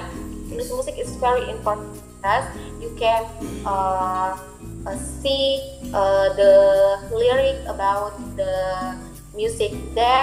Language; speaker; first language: English; non-native, learner; Indonesian